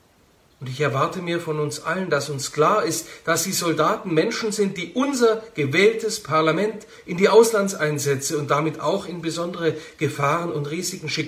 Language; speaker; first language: German; native; German